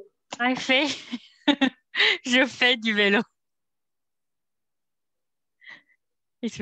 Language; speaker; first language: French; non-native, fluent; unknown